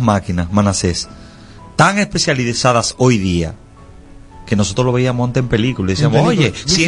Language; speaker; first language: Spanish; native; Spanish